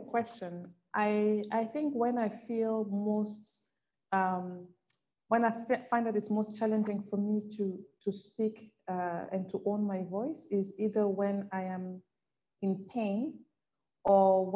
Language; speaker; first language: English; non-native, local second language; French